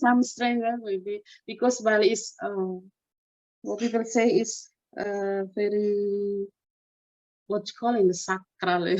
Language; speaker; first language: English; non-native, learner; Indonesian